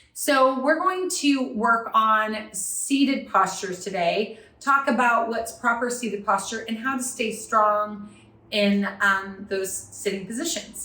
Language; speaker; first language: English; native; English